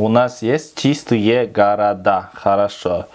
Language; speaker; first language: Russian; non-native, local second language; Kyrgyz